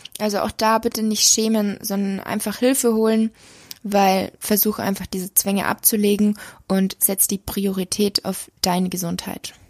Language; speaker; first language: German; native; German